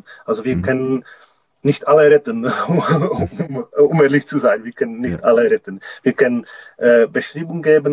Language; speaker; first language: German; non-native, learner; Czech